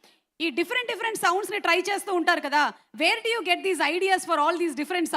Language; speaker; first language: Telugu; native; Telugu